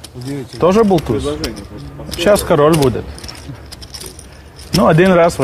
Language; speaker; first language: Russian; non-native, learner; Lithuanian